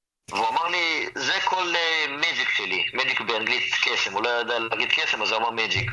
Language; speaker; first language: Hebrew; native; Hebrew